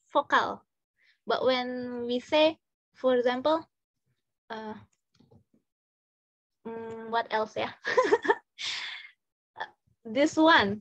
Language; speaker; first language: English; non-native, fluent; Indonesian